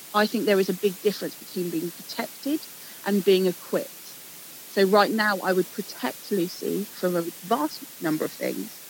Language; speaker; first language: English; native; English